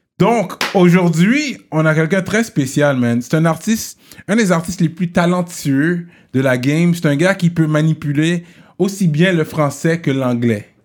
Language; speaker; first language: French; native; French